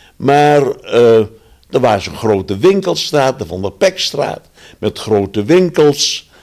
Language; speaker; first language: Dutch; early bilingual, other home language; German